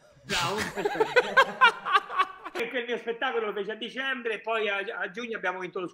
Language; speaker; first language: Italian; native; Italian